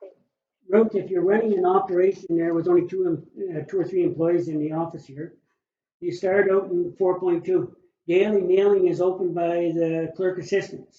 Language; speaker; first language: English; native; English